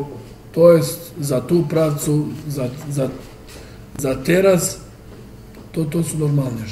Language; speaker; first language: Polish; non-native, learner; Serbian